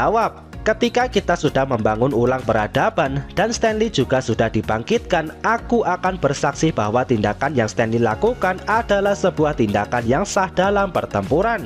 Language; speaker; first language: Indonesian; native; Indonesian